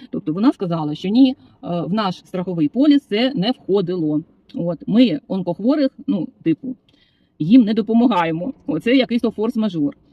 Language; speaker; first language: Ukrainian; non-native, local second language; Russian